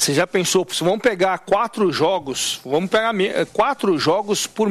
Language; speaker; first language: Portuguese; native; Portuguese